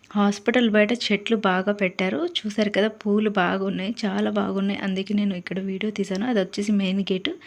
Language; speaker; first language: Telugu; native; Telugu